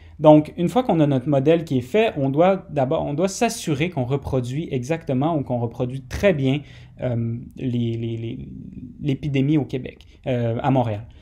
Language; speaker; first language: French; native; French